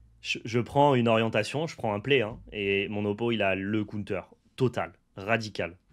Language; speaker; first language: French; native; French